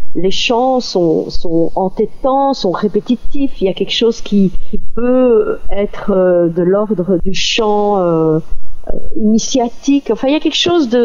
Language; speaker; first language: French; native; French